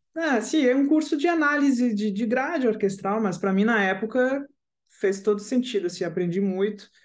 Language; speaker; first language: Portuguese; non-native, fluent; French